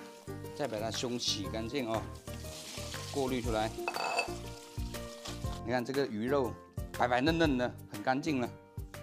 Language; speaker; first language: Chinese; native; Chinese